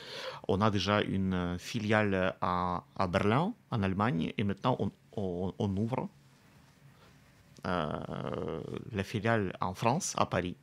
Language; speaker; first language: French; non-native, fluent; Russian